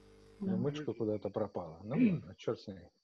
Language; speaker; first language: Russian; native; Russian